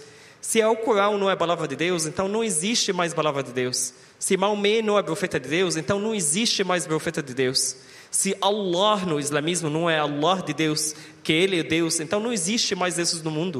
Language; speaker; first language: Portuguese; non-native, learner; Arabic